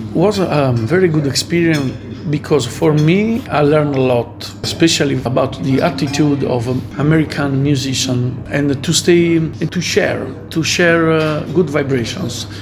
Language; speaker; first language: English; non-native, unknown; Italian